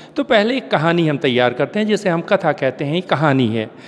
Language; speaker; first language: Hindi; native; Hindi